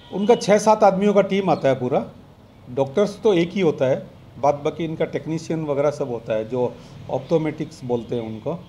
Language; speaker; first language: Hindi; non-native, local second language; Marwari